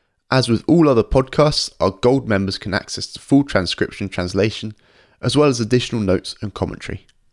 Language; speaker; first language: English; native; English